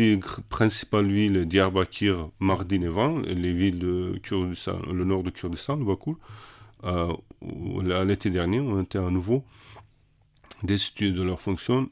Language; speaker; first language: French; non-native, fluent; Kurdish